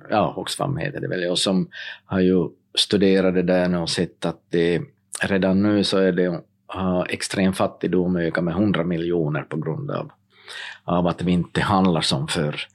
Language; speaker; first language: Swedish; native; Swedish